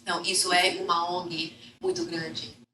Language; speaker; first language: Portuguese; non-native, fluent; English